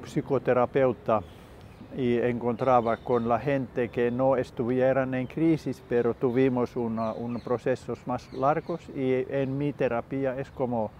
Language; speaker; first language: Spanish; non-native, learner; Finnish